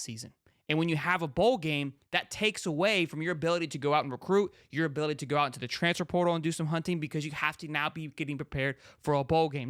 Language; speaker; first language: English; native; English